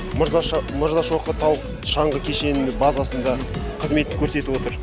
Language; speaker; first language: Kazakh; native; Kazakh